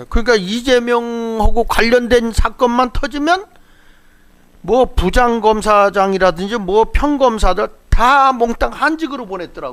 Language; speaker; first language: Korean; native; Korean